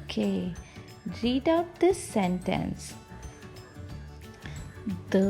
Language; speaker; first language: English; non-native, local second language; Hindi